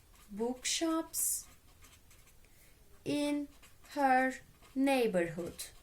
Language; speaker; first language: English; non-native, fluent; Turkish